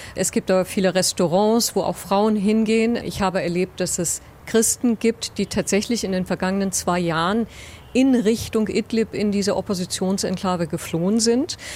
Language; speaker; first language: German; early bilingual, other home language; Persian